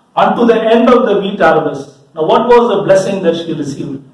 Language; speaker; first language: English; non-native, local second language; Malayalam